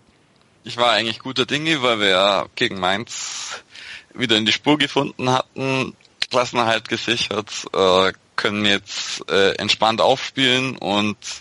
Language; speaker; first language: German; native; German